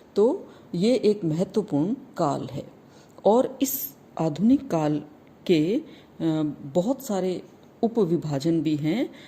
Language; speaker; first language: Hindi; native; Hindi